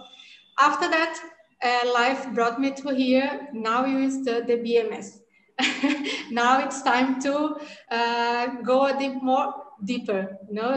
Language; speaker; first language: English; non-native, fluent; Portuguese